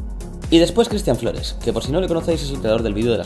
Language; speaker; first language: Spanish; native; Spanish